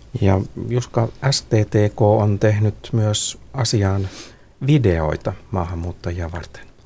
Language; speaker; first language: Finnish; native; Finnish